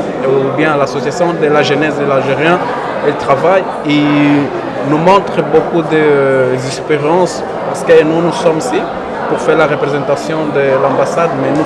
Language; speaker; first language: French; non-native, fluent; Portuguese